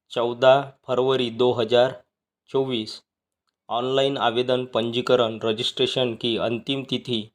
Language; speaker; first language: Hindi; non-native, local second language; Marathi